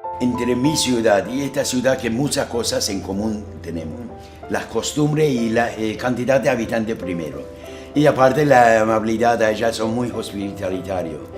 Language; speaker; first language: Spanish; non-native, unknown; Azerbaijani